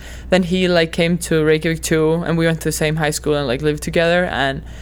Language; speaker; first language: English; non-native, fluent; Icelandic